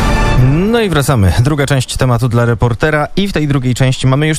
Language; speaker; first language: Polish; native; Polish